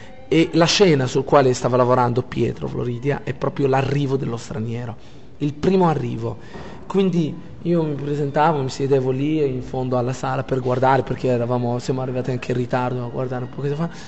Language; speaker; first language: Italian; non-native, fluent; Arabic